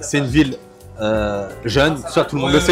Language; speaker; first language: French; native; French